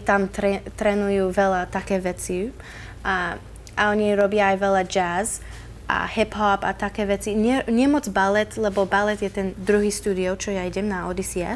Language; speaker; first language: Slovak; early bilingual, heritage; Slovak